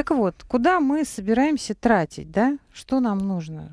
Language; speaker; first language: Russian; native; Russian